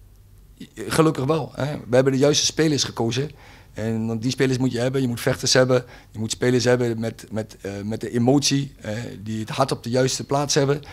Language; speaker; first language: Dutch; native; Dutch